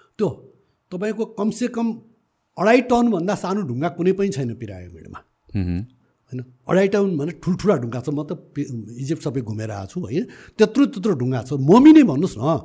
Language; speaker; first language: Nepali; native; Nepali